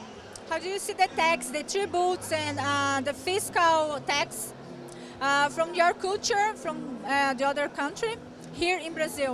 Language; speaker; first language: English; non-native, learner; Portuguese